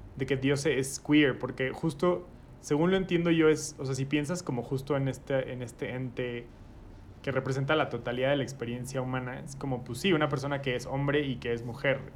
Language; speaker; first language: Spanish; native; Spanish